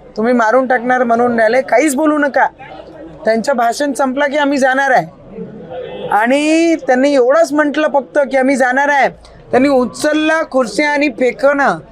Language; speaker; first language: Marathi; non-native, local second language; Punjabi